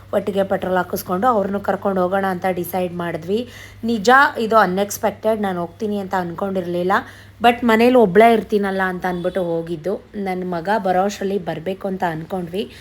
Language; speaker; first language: Kannada; native; Kannada